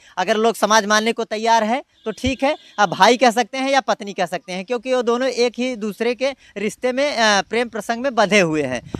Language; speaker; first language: Hindi; native; Hindi